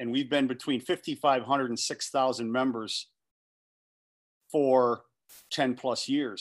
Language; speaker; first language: English; native; English